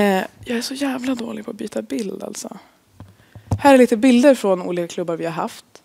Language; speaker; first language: Swedish; native; Swedish